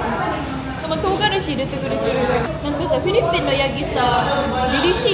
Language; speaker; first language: Japanese; native; Japanese